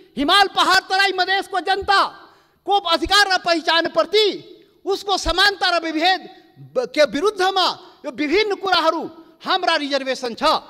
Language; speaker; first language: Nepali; non-native, local second language; Maithili